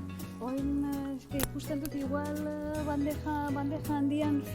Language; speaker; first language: Basque; non-native, learner; Turkish